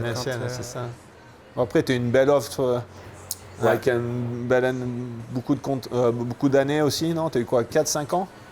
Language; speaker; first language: French; native; French